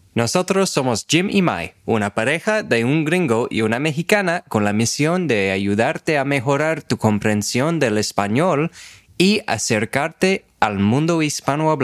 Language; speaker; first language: Spanish; non-native, fluent; English